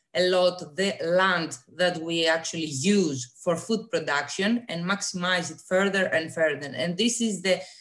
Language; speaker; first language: English; non-native, fluent; Greek